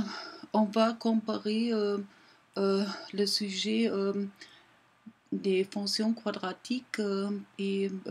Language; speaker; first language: French; non-native, learner; German